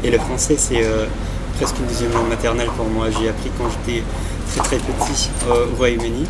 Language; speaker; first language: French; non-native, fluent; English